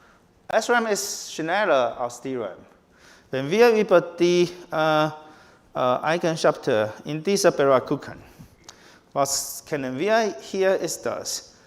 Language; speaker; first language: German; non-native, fluent; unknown